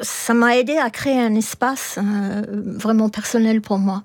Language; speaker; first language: French; non-native, fluent; English